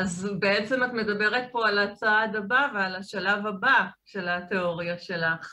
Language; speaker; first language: Hebrew; native; Hebrew